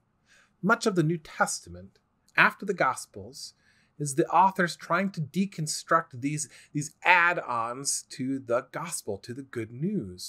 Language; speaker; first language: English; native; English